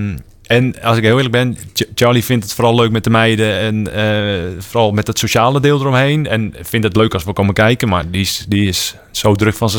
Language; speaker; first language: Dutch; native; Dutch